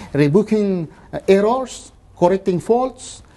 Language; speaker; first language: Filipino; non-native, local second language; Cebuano